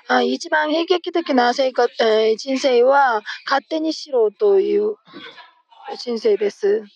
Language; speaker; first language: Japanese; non-native, fluent; Korean